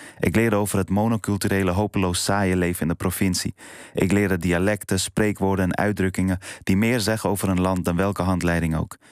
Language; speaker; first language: Dutch; early bilingual, other home language; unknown